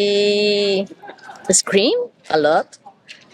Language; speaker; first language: English; non-native, learner; Spanish